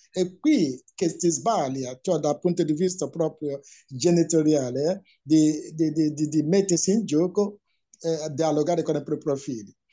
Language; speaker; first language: Italian; non-native, fluent; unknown